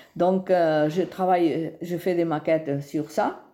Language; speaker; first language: French; non-native, fluent; Spanish